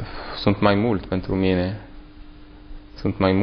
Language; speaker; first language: Romanian; non-native, learner; French